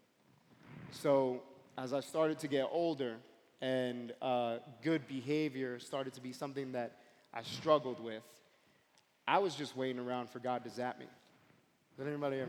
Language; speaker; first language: English; native; English